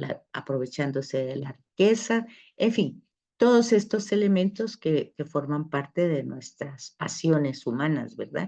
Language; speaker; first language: Spanish; native; Spanish